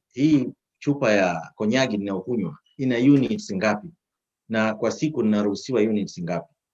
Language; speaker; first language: Swahili; native; Swahili